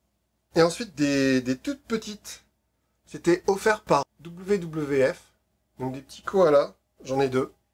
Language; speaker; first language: French; native; French